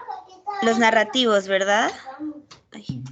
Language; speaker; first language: Spanish; native; Spanish